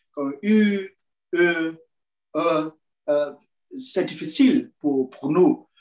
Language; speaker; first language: French; non-native, learner; Portuguese